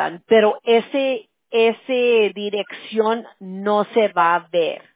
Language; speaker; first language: Spanish; early bilingual, heritage; Spanish